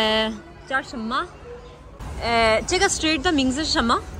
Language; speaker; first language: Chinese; non-native, fluent; Urdu